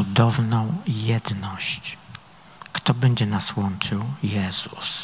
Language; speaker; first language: Polish; native; Polish